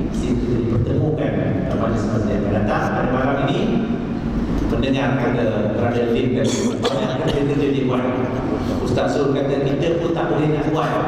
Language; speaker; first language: Malay; native; Malay